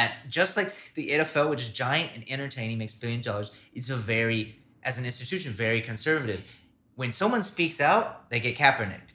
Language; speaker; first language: English; native; English